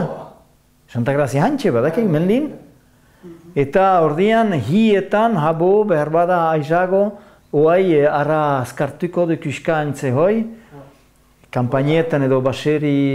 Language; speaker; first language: Basque; native; Basque